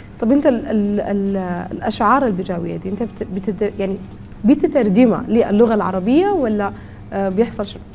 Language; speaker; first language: Arabic; native; Arabic